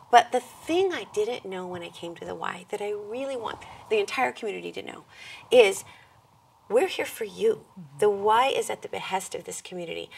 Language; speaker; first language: English; native; English